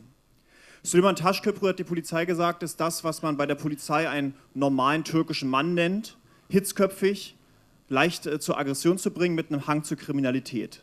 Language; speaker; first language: German; native; German